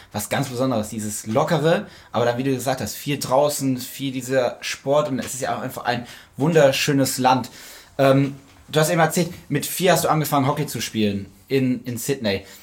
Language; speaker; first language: German; native; German